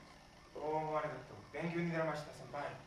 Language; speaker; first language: Japanese; non-native, learner; English